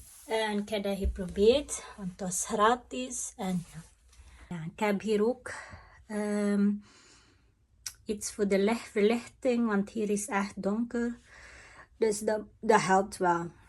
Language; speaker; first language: Dutch; non-native, fluent; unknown